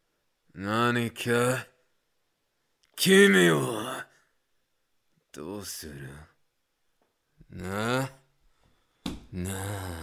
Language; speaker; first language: Japanese; non-native, learner; Spanish